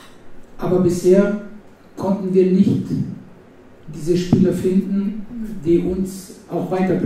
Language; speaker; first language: German; non-native, fluent; Italian